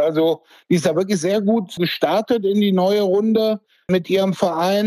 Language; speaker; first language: German; native; German